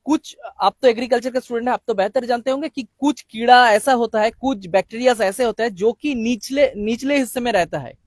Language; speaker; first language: Hindi; non-native, local second language; Bangla